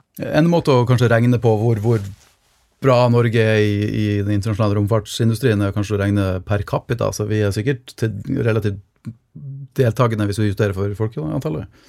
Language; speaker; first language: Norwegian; native; Norwegian